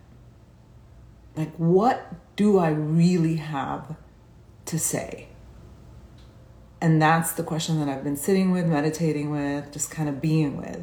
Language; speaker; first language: English; native; English